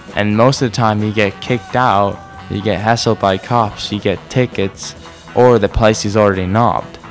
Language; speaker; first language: English; non-native, fluent; Finnish